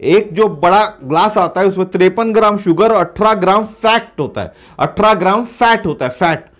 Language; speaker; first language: Hindi; non-native, local second language; Marathi